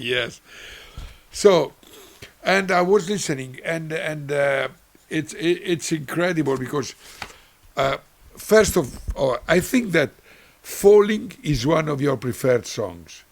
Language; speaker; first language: English; non-native, learner; Italian